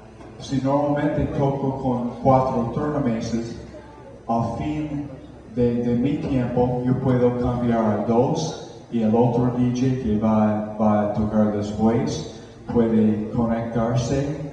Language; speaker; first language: Spanish; non-native, fluent; English